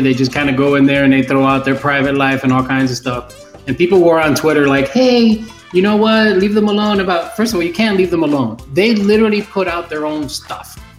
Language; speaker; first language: English; early bilingual, other home language; Spanish